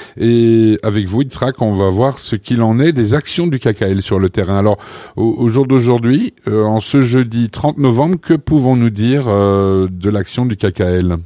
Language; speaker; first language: French; native; French